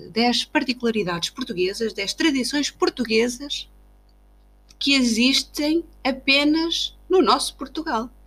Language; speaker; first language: Portuguese; native; Portuguese